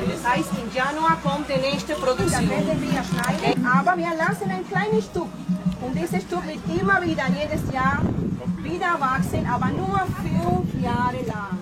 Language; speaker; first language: German; non-native, fluent; French